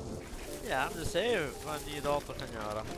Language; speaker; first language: Swedish; native; Swedish